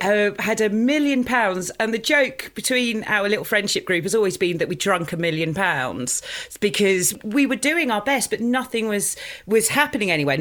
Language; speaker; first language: English; native; English